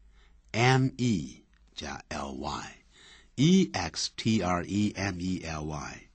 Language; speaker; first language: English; non-native, fluent; Chinese